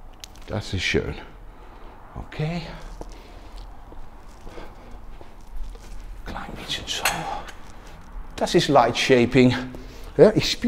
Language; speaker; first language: German; non-native, learner; Dutch